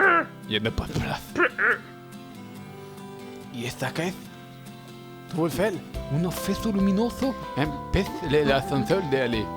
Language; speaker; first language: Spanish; non-native, learner; French